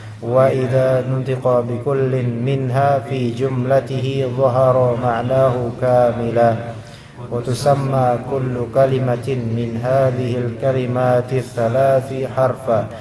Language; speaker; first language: Arabic; non-native, learner; Indonesian